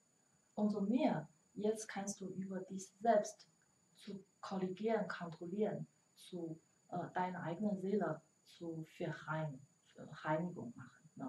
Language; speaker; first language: German; non-native, learner; Chinese